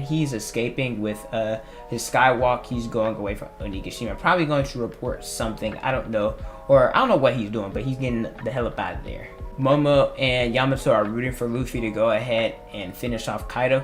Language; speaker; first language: English; native; English